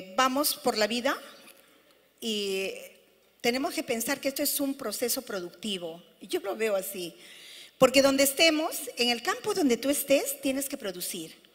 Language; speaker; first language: Spanish; native; Spanish